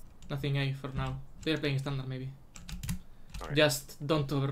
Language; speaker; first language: English; non-native, learner; Spanish